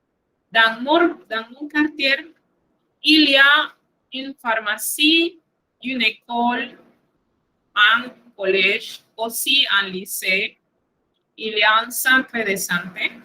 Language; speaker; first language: French; non-native, fluent; Spanish